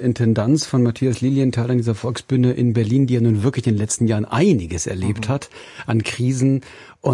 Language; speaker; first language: German; native; German